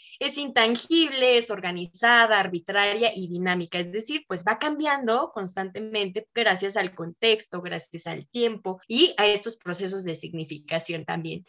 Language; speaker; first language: Spanish; native; Spanish